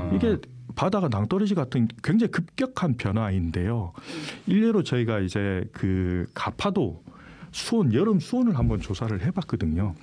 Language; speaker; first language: Korean; native; Korean